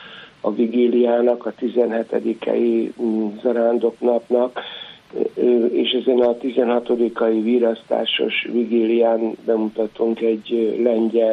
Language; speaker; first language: Hungarian; native; Hungarian